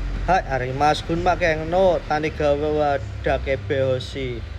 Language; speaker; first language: Japanese; non-native, learner; Indonesian